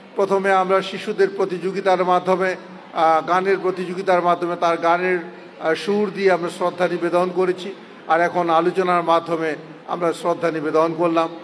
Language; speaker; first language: Bangla; non-native, local second language; Manipuri